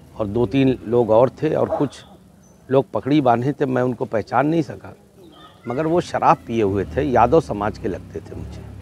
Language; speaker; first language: Hindi; native; Hindi